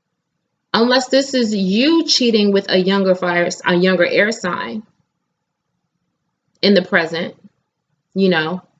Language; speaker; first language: English; native; English